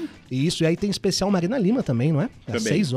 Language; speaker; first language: Portuguese; native; Portuguese